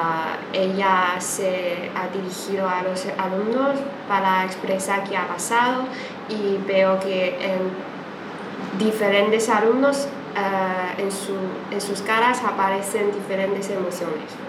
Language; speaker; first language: Spanish; non-native, fluent; Chinese